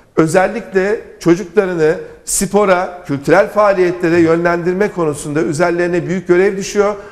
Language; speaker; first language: Turkish; native; Turkish